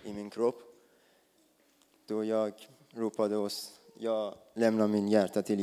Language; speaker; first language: Swedish; non-native, learner; Persian